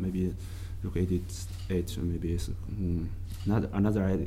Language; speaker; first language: English; non-native, learner; Chinese